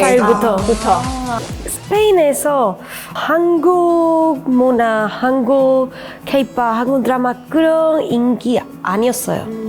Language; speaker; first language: Korean; non-native, learner; Spanish